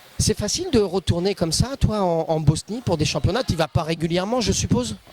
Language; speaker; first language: French; native; French